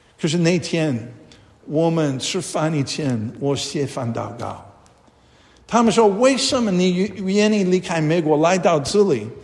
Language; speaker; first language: Chinese; non-native, fluent; English